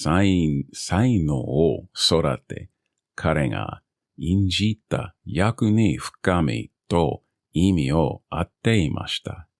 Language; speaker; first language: Japanese; non-native, learner; English